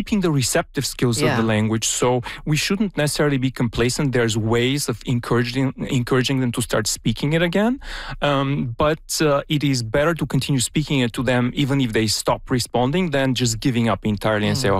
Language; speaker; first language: English; non-native, fluent; Bulgarian